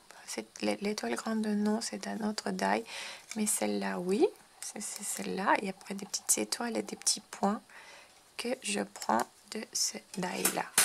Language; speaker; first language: French; non-native, fluent; Spanish